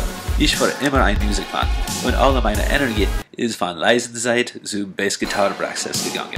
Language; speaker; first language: German; non-native, learner; English